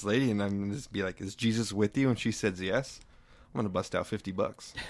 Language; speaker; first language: English; native; English